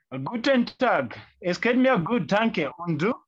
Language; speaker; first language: German; non-native, learner; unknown